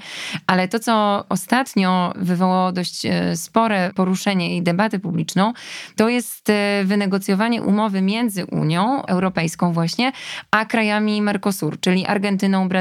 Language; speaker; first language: Polish; native; Polish